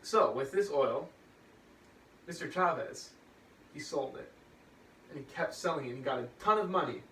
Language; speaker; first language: English; native; English